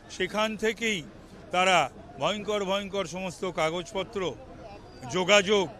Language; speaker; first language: Bangla; native; Bangla